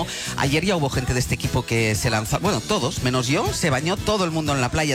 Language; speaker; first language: Spanish; native; Spanish